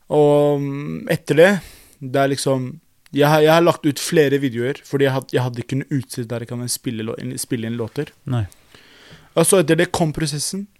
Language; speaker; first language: Norwegian; non-native, fluent; Arabic